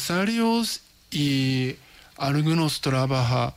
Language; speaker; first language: Spanish; non-native, learner; Japanese